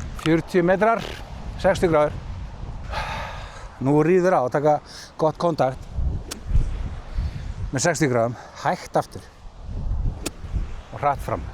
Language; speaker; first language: Icelandic; native; Icelandic